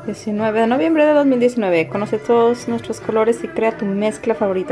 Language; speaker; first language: Spanish; native; Spanish